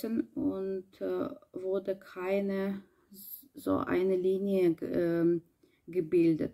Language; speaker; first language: German; non-native, learner; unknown